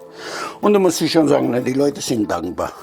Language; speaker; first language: German; non-native, fluent; Italian